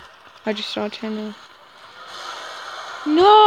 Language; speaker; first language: English; native; English